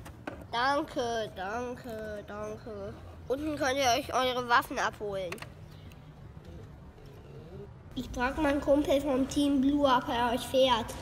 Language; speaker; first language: German; native; German